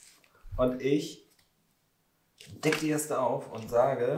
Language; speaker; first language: German; native; German